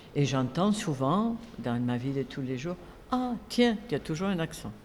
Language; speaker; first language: French; non-native, fluent; Spanish